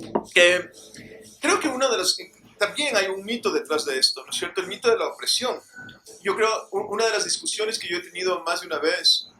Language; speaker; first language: Spanish; native; Spanish